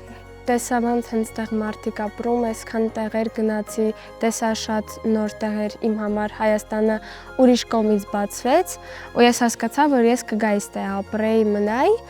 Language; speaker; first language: Armenian; early bilingual, heritage; Armenian